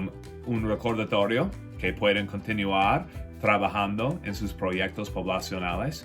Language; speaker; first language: Spanish; non-native, fluent; English